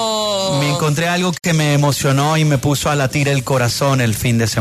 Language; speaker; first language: Spanish; native; Spanish